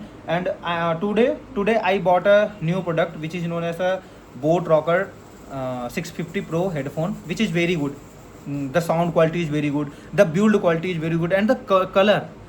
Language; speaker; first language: English; non-native, learner; Hindi